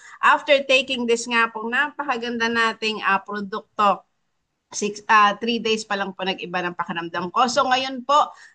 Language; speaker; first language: Filipino; native; Filipino